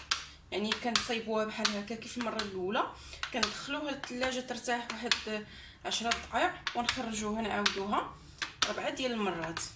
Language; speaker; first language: Arabic; native; Arabic